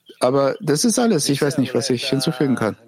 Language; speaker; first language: German; non-native, fluent; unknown